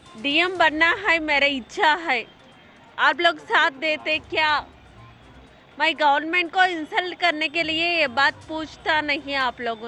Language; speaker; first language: Hindi; non-native, local second language; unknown